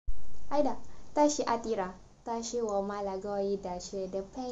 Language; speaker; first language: Chinese; non-native, learner; Malay